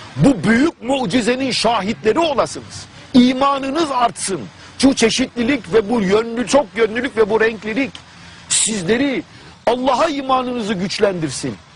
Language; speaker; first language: Turkish; non-native, fluent; German